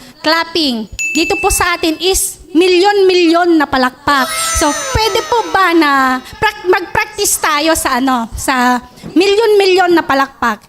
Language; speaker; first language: Filipino; non-native, local second language; Iloko